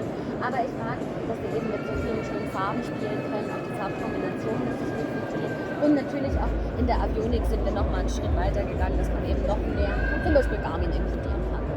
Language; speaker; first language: German; native; German